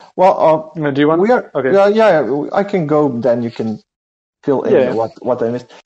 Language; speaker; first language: English; non-native, fluent; Serbian